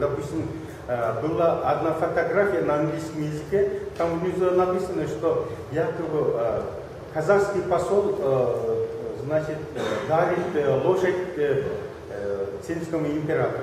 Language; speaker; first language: Russian; non-native, local second language; Kyrgyz